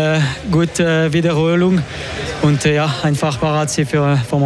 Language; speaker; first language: German; non-native, local second language; French